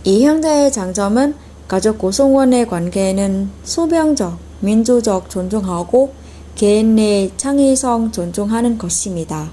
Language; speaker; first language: Korean; non-native, fluent; Vietnamese